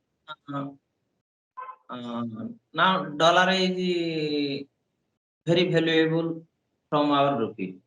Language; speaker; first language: English; non-native, learner; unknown